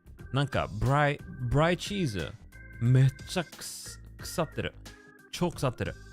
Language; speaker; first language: Japanese; non-native, learner; English